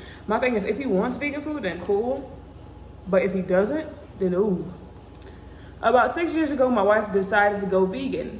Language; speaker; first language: English; native; English